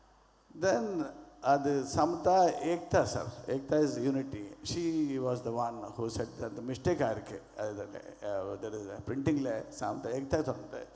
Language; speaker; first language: Tamil; non-native, learner; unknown